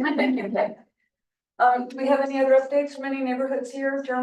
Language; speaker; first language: English; native; English